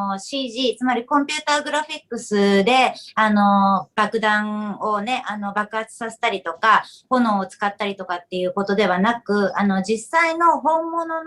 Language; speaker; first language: Japanese; native; Japanese